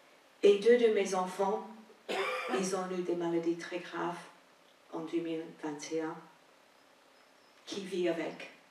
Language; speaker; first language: French; non-native, fluent; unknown